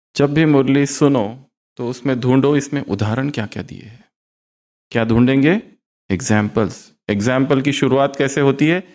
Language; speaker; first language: Hindi; native; Hindi